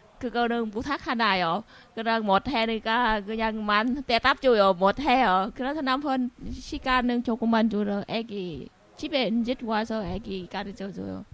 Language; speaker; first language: Korean; non-native, learner; Vietnamese